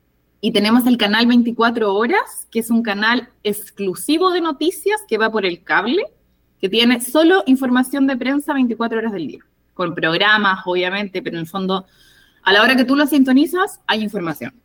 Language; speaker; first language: Spanish; native; Spanish